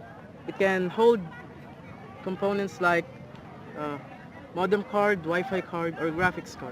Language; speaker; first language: English; non-native, learner; Filipino